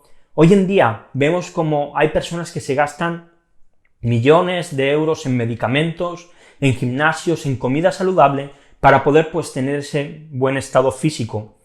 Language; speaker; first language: Spanish; native; Spanish